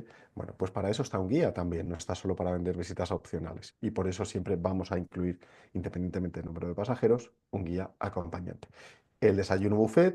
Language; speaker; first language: Spanish; native; Spanish